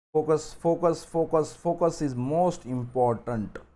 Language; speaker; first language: Hindi; non-native, local second language; Marathi